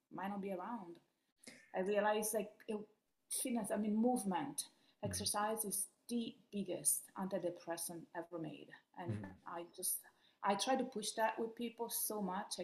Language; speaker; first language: English; non-native, fluent; Italian